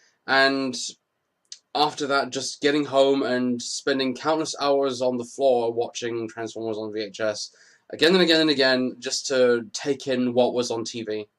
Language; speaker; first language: English; native; English